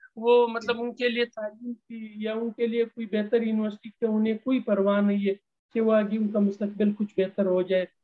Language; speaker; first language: Urdu; non-native, local second language; Pashto